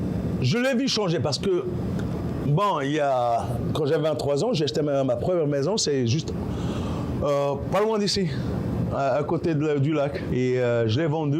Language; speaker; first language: French; non-native, local second language; Arabic